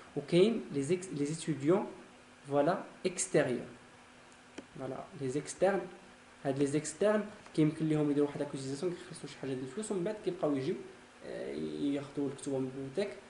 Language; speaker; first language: Arabic; native; Arabic